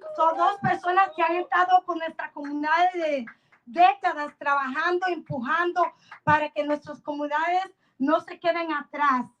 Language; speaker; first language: Spanish; early bilingual, other home language; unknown